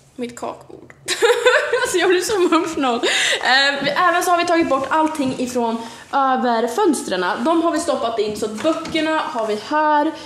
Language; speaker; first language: Swedish; native; Swedish